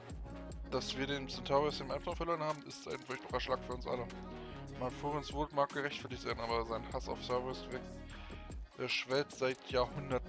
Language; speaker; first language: German; native; German